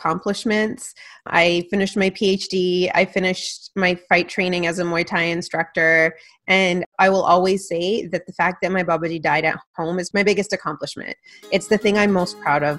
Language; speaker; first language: English; non-native, fluent; Punjabi